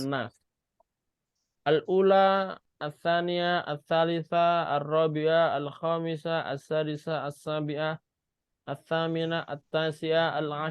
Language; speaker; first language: Arabic; non-native, fluent; Indonesian